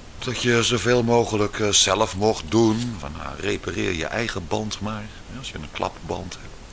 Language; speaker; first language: Dutch; native; Dutch